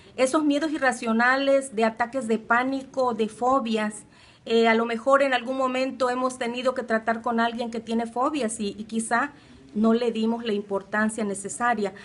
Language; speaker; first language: Spanish; native; Spanish